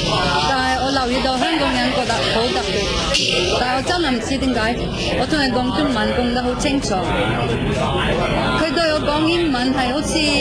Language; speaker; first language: Cantonese; non-native, fluent; Norwegian